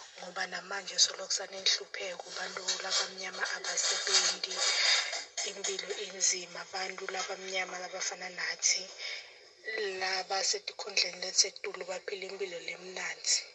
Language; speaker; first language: Zulu; non-native, local second language; Swati